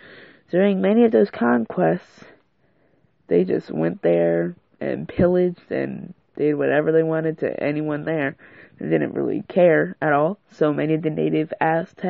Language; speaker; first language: English; native; English